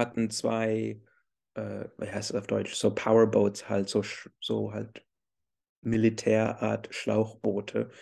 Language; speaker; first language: German; early bilingual, heritage; English